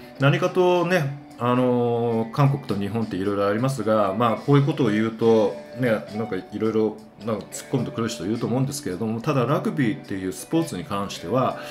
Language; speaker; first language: Japanese; native; Japanese